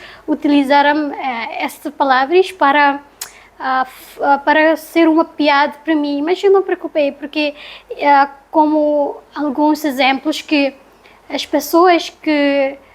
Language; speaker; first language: Portuguese; non-native, learner; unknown